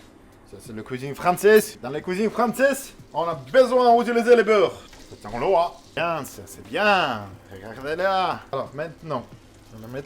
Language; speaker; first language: French; non-native, learner; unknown